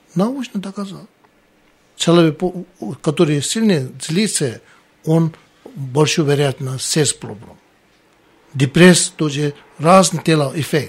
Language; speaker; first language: Russian; non-native, learner; Tibetan